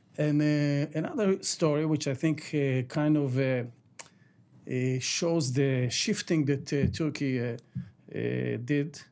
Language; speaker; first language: English; non-native, fluent; Ladino